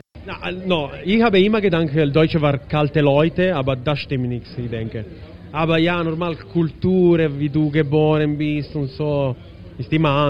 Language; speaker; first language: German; non-native, learner; Italian